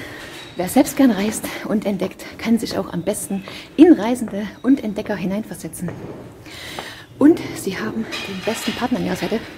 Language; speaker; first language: German; native; German